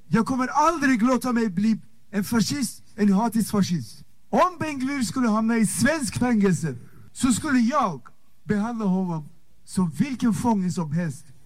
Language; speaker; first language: Swedish; non-native, fluent; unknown